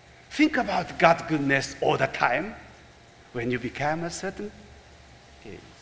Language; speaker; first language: English; non-native, fluent; Japanese